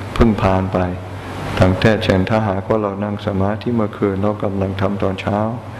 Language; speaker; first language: Thai; non-native, fluent; English